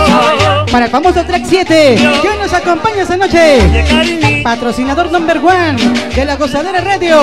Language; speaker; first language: Spanish; native; Spanish